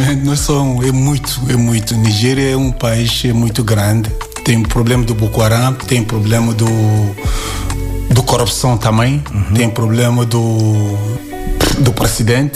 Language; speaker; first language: Portuguese; non-native, learner; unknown